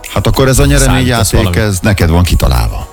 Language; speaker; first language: Hungarian; native; Hungarian